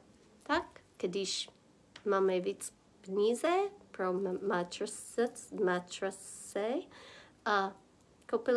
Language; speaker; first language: Czech; non-native, learner; English